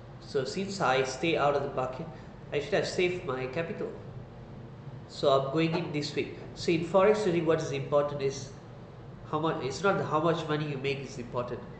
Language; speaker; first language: English; non-native, local second language; Tamil